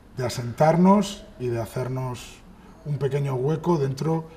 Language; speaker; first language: Spanish; native; Spanish